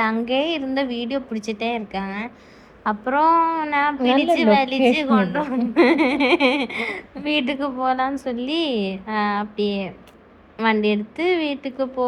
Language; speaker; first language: Tamil; non-native, learner; Malayalam